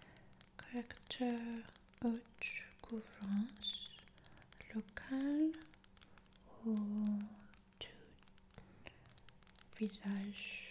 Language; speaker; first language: French; non-native, fluent; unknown